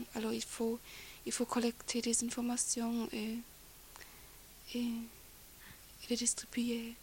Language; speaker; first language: French; non-native, fluent; English